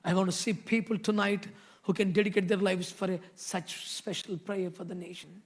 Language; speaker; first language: English; non-native, local second language; Telugu